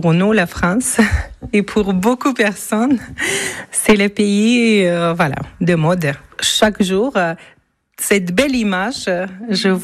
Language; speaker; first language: French; non-native, learner; Armenian